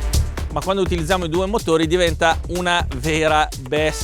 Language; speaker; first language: Italian; native; Italian